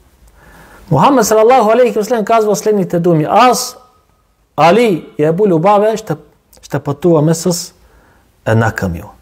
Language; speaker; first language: Bulgarian; non-native, local second language; Turkish